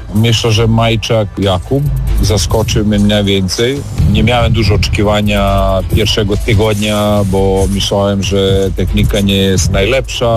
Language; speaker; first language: Polish; non-native, fluent; Serbian